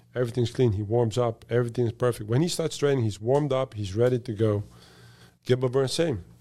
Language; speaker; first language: English; non-native, fluent; Dutch